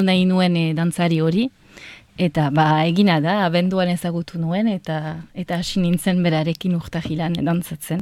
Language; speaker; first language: Basque; non-native, local second language; French